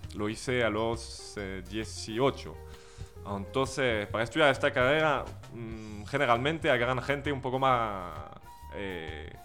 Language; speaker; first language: Spanish; non-native, fluent; French